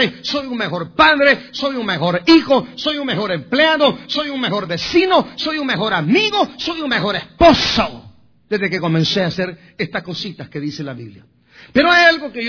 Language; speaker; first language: Spanish; native; Spanish